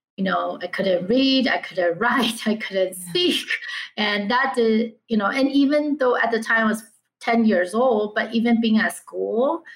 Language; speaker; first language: English; early bilingual, other home language; Chinese